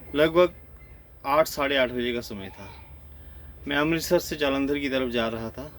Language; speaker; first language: Hindi; native; Hindi